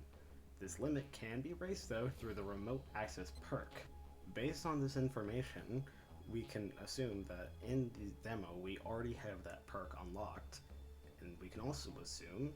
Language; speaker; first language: English; native; English